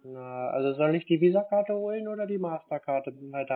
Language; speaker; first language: German; native; German